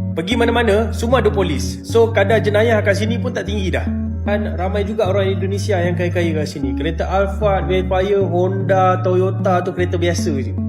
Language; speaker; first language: Malay; native; Malay